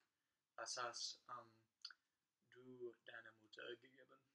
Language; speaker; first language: German; non-native, learner; English